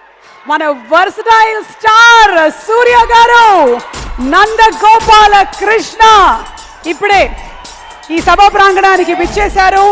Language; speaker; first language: Telugu; native; Telugu